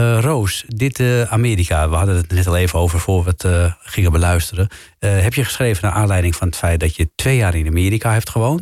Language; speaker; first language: Dutch; native; Dutch